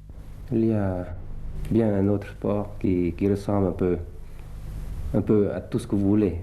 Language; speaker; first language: French; early bilingual, other home language; Thai